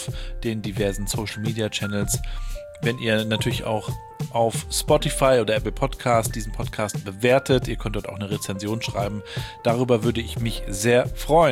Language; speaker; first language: German; native; German